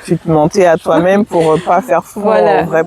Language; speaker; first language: French; native; French